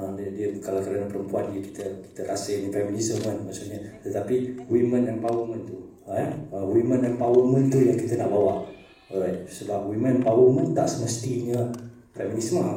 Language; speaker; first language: Malay; native; Malay